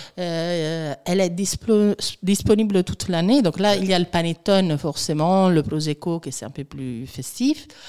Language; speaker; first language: French; non-native, fluent; Italian